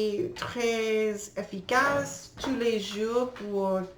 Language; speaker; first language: French; non-native, learner; English